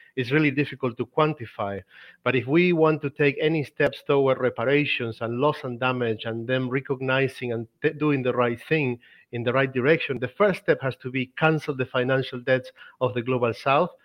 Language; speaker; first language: English; non-native, fluent; Spanish